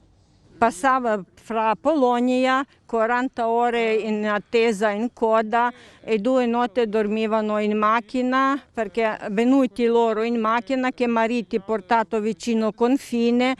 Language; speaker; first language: Italian; non-native, learner; Ukrainian